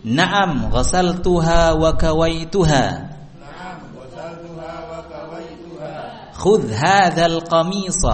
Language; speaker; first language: Arabic; non-native, fluent; Indonesian